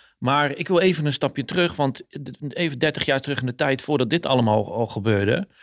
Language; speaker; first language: Dutch; native; Dutch